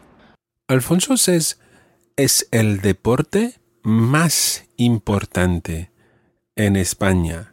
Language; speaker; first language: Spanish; non-native, fluent; English